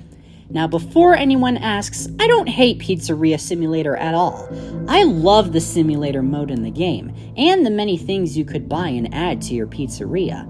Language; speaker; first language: English; native; English